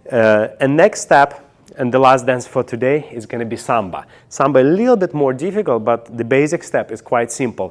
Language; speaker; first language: English; non-native, fluent; Russian